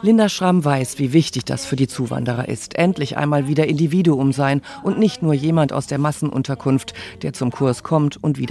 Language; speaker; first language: German; native; German